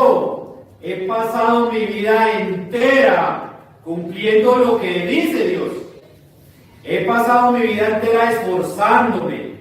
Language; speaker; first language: Spanish; native; Spanish